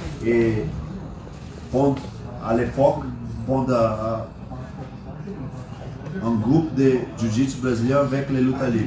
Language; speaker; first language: French; non-native, learner; Portuguese